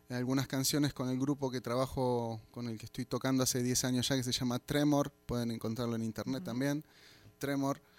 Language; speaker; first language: Spanish; native; Spanish